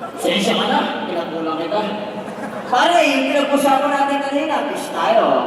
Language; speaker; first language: Filipino; native; Filipino